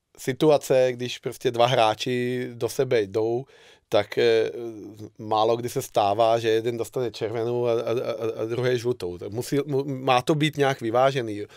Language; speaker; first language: Czech; non-native, fluent; Hungarian